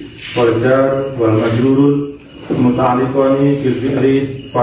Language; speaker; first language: Arabic; non-native, learner; Indonesian